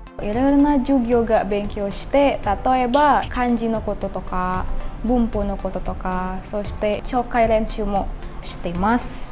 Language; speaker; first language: Japanese; non-native, fluent; Indonesian